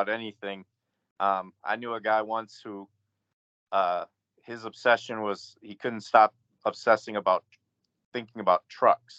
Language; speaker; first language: English; native; English